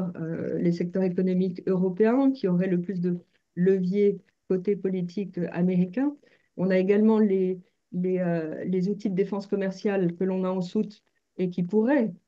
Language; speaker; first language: French; native; French